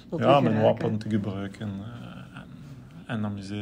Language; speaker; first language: Dutch; non-native, local second language; French